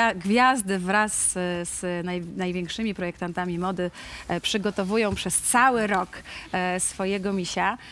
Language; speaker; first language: Polish; native; Polish